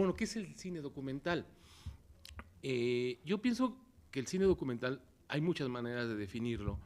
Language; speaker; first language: Spanish; native; Spanish